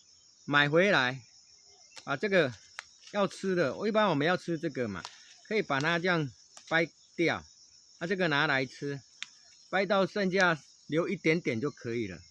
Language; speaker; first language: Chinese; non-native, local second language; Min Nan Chinese